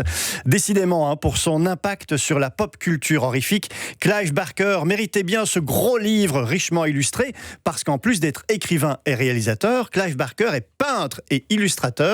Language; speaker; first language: French; native; French